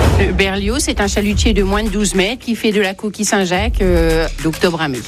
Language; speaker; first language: French; native; French